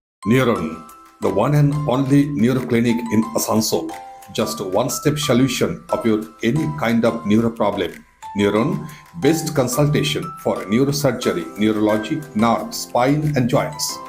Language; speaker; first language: English; non-native, local second language; Bangla